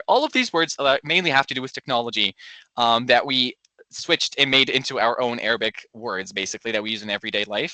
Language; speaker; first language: English; non-native, local second language; Arabic